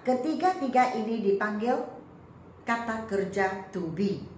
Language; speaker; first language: Malay; native; Malay